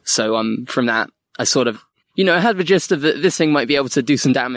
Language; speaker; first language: English; native; English